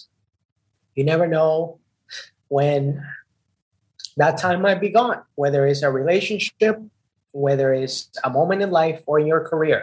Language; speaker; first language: English; non-native, fluent; Spanish